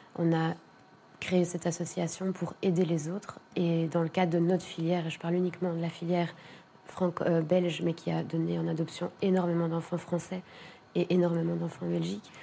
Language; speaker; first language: French; native; French